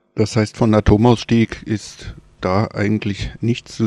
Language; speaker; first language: German; native; German